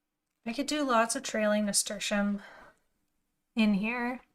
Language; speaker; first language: English; native; English